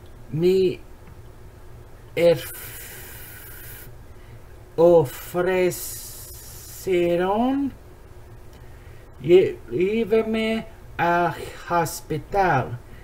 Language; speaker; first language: Spanish; non-native, learner; English